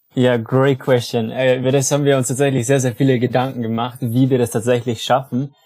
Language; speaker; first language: German; native; German